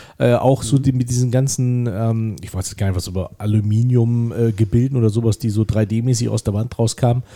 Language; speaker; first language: German; native; German